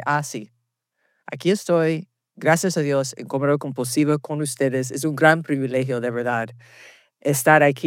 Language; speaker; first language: Spanish; early bilingual, heritage; Spanish